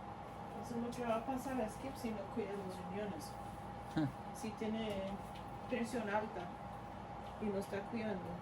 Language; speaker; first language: Spanish; early bilingual, heritage; Spanish